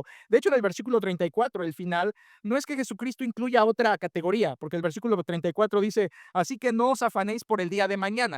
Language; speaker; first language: Spanish; native; Spanish